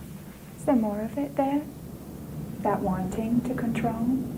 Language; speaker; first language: English; native; English